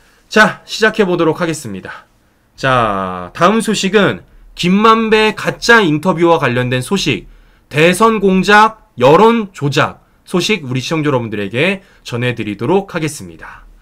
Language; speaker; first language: Korean; native; Korean